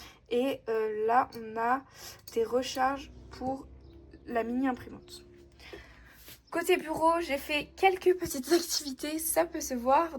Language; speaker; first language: French; native; French